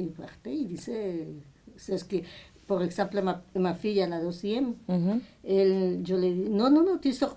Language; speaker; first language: French; non-native, fluent; Spanish